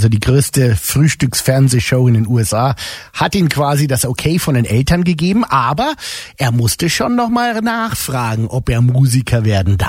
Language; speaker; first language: German; native; German